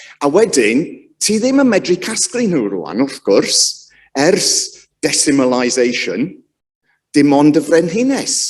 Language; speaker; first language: Welsh; native; Welsh